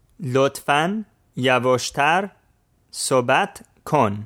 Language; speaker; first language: Persian; non-native, learner; English